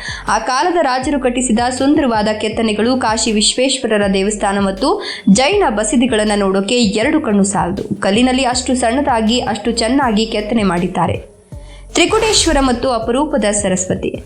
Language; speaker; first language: Kannada; native; Kannada